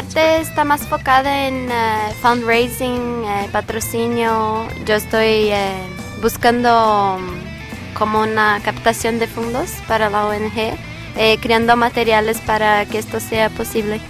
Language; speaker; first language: Spanish; non-native, learner; Portuguese